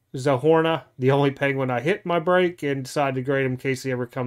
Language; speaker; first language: English; native; English